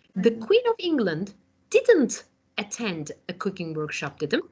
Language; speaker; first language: English; non-native, fluent; Turkish